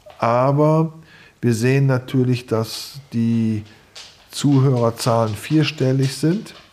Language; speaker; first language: German; native; German